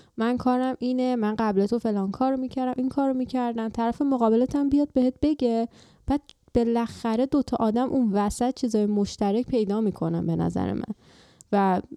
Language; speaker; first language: Persian; native; Persian